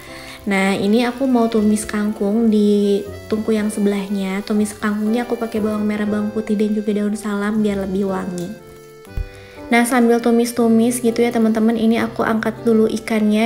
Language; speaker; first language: Indonesian; native; Indonesian